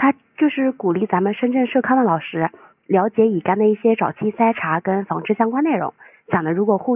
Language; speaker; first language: Chinese; native; Chinese